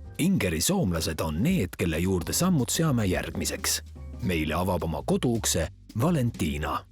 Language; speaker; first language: Estonian; native; Estonian